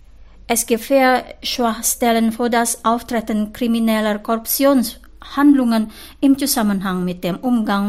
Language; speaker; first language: German; non-native, fluent; Indonesian